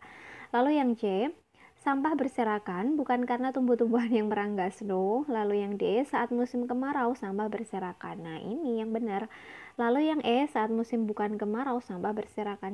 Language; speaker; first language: Indonesian; native; Indonesian